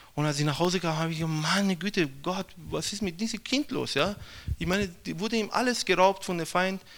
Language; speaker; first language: German; non-native, fluent; Persian